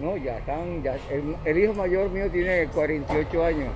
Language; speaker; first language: Spanish; native; Spanish